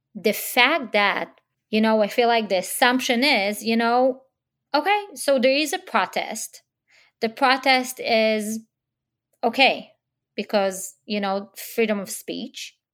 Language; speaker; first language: English; non-native, fluent; Hebrew